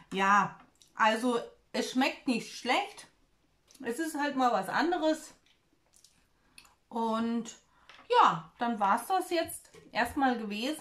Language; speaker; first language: German; native; German